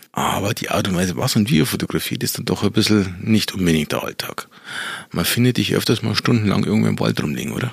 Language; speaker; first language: German; native; German